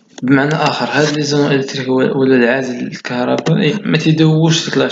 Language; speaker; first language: Arabic; native; Arabic